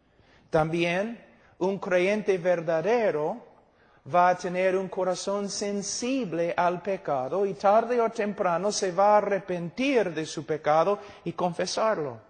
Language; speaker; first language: Spanish; non-native, fluent; English